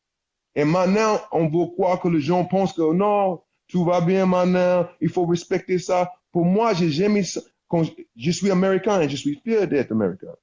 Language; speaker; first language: French; non-native, learner; English